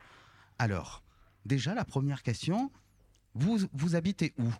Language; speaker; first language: French; native; French